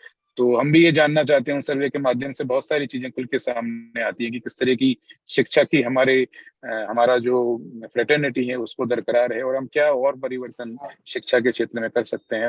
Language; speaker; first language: Hindi; native; Hindi